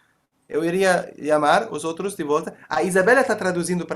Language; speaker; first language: Portuguese; non-native, fluent; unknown